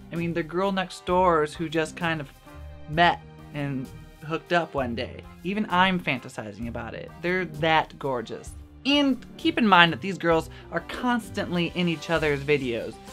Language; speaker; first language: English; native; English